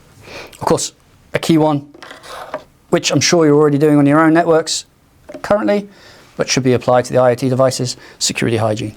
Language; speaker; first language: English; native; English